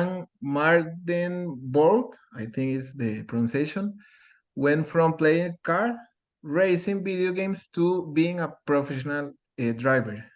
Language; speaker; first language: English; non-native, learner; Spanish